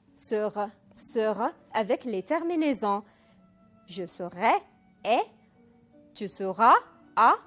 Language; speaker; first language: French; non-native, fluent; Arabic